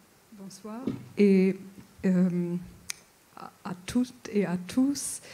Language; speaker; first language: French; non-native, fluent; German